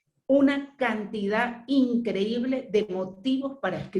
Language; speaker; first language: Spanish; native; Spanish